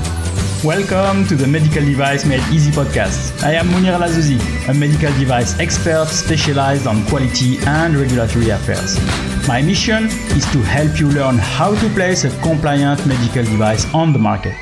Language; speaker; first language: English; non-native, fluent; French